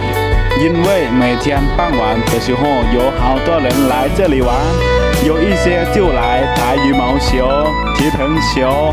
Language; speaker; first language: Chinese; non-native, learner; Lao